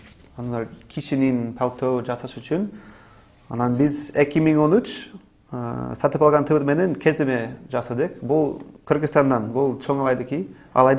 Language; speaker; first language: Kyrgyz; non-native, learner; English